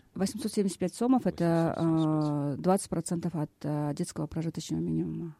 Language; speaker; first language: Russian; non-native, local second language; Kyrgyz